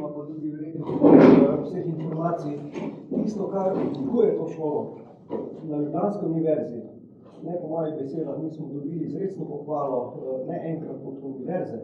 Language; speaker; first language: Slovenian; native; Slovenian